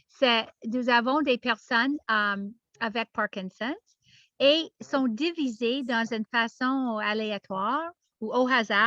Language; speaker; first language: French; non-native, learner; English